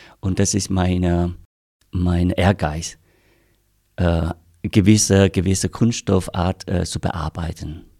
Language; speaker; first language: German; non-native, fluent; Vietnamese